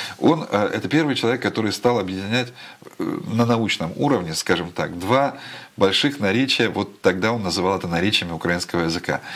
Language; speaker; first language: Russian; native; Russian